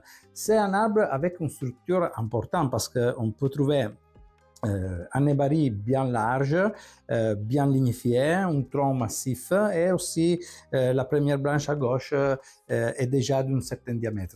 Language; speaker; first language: French; non-native, fluent; Italian